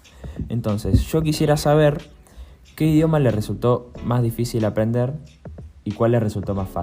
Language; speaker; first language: Spanish; native; Spanish